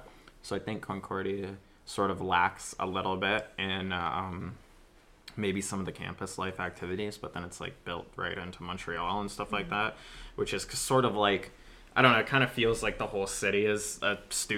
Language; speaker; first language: English; native; English